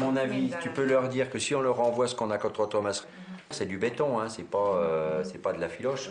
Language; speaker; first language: French; native; French